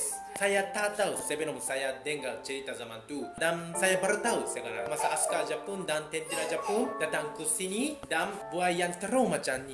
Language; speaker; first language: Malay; non-native, fluent; Japanese